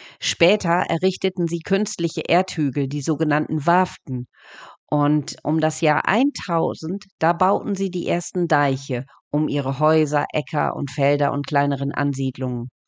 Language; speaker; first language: German; native; German